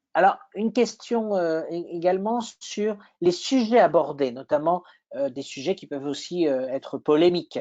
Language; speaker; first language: French; native; French